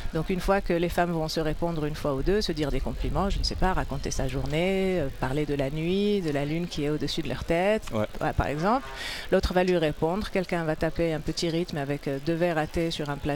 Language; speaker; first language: French; non-native, local second language; Arabic